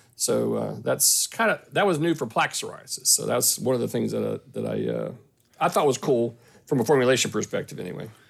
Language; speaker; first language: English; native; English